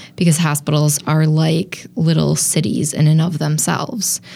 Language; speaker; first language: English; native; English